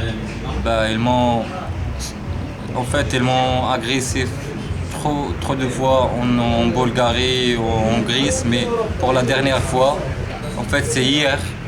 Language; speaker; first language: French; non-native, learner; Arabic